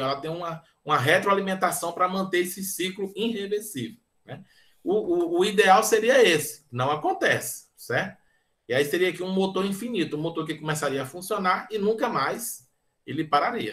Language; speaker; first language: Portuguese; native; Portuguese